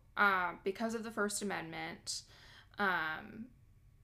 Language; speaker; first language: English; native; English